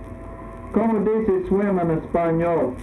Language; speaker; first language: Spanish; non-native, learner; English